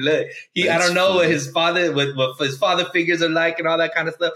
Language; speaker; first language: English; native; English